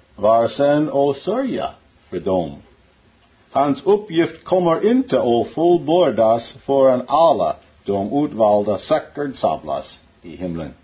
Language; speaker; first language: Swedish; non-native, learner; English